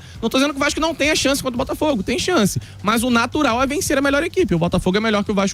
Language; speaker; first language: Portuguese; native; Portuguese